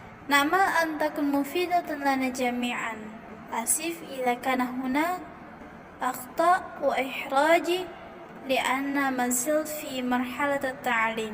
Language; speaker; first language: Arabic; non-native, learner; Indonesian